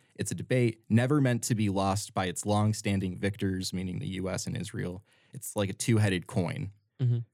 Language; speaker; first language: English; native; English